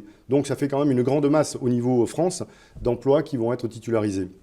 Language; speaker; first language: French; native; French